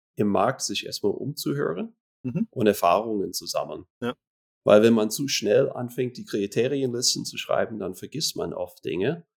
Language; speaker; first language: German; non-native, fluent; English